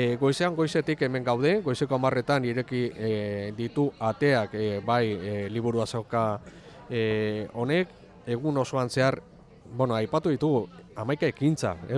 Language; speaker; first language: Basque; native; Basque